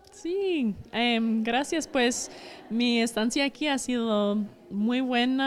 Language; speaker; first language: Spanish; non-native, fluent; English